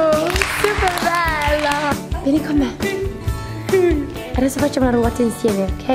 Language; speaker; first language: Italian; native; Italian